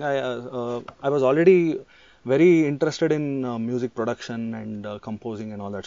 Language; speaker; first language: English; non-native, local second language; Kannada